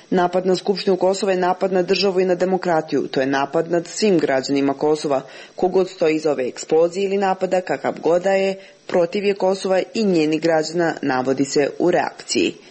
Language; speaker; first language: Serbian; non-native, local second language; Albanian